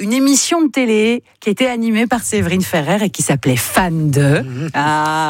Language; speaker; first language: French; native; French